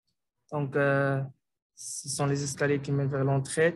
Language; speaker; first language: French; non-native, local second language; Arabic